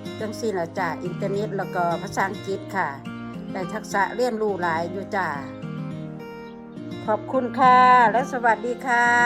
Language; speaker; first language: Thai; native; Thai